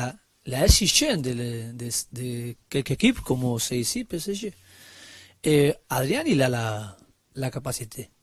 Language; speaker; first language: French; non-native, learner; Spanish